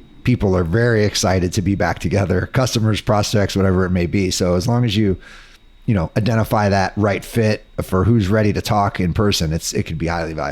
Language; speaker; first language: English; native; English